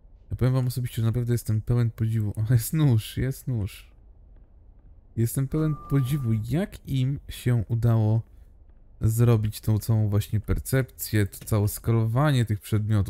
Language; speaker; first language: Polish; native; Polish